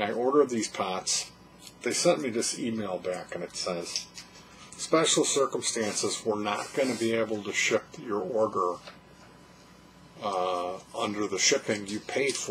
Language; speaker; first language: English; native; English